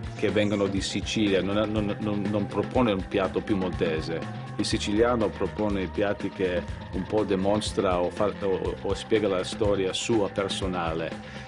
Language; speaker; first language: Italian; early bilingual, other home language; English